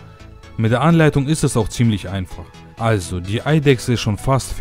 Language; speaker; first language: German; native; German